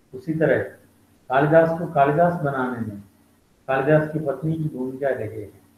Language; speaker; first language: Hindi; non-native, local second language; Malayalam